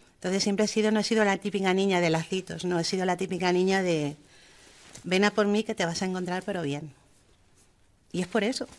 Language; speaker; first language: Spanish; early bilingual, heritage; German